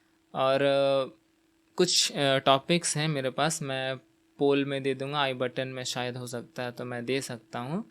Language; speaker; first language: Hindi; non-native, local second language; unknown